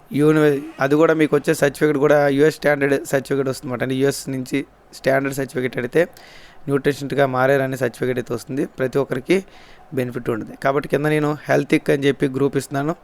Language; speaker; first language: Telugu; native; Telugu